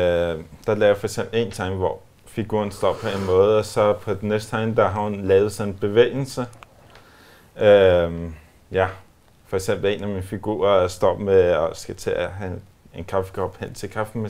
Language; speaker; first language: Danish; native; Danish